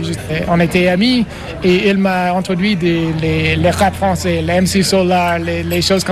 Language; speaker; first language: French; non-native, fluent; English